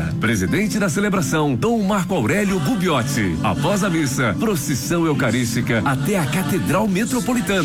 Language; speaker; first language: Portuguese; native; Portuguese